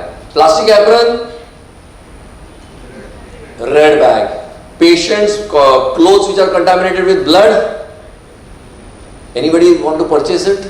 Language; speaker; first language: English; non-native, local second language; Marathi